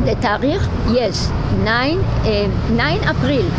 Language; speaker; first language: English; non-native, learner; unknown